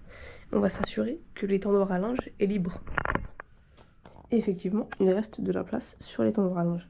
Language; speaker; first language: French; native; French